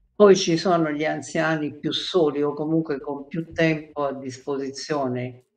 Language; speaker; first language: Italian; native; Italian